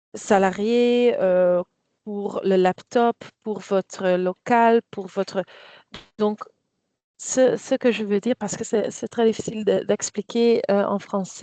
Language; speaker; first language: French; non-native, fluent; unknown